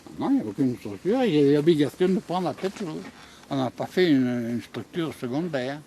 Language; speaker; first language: French; native; French